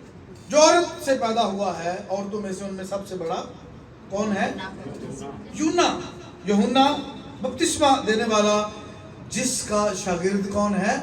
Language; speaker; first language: Urdu; native; Urdu